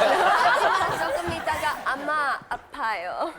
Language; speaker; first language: Korean; non-native, learner; English